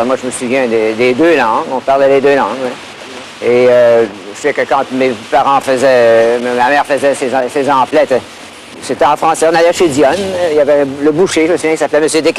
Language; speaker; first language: French; native; French